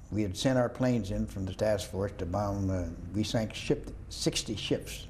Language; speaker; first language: English; native; English